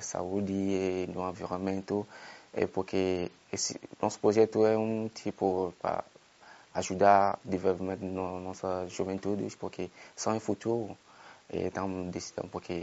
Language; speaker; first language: Portuguese; non-native, fluent; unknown